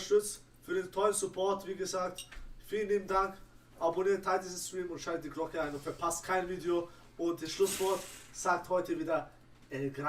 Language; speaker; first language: German; native; German